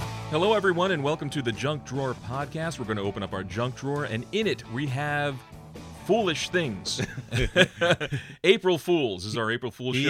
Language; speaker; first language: English; native; English